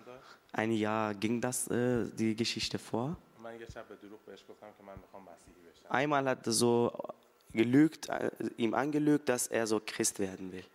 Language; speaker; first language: German; early bilingual, other home language; Persian